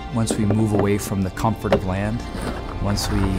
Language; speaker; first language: English; native; English